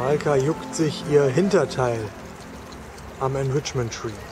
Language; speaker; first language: German; native; German